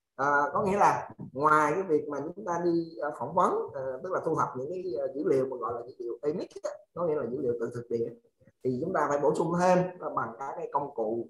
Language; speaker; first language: Vietnamese; native; Vietnamese